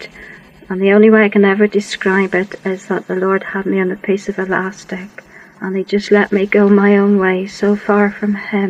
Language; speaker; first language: English; native; English